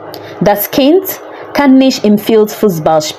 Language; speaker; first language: German; non-native, learner; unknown